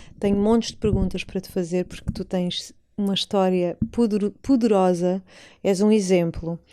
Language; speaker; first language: Portuguese; native; Portuguese